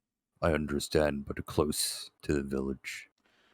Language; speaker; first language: English; native; English